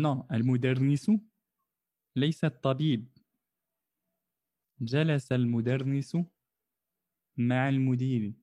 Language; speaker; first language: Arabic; non-native, fluent; French